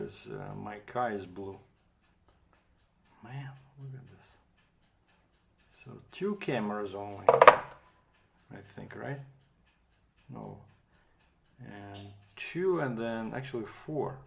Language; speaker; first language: English; non-native, fluent; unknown